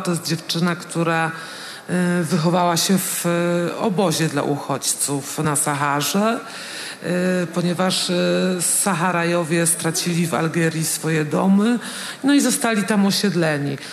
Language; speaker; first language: Polish; native; Polish